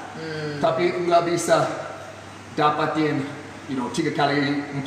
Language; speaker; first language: Indonesian; non-native, fluent; English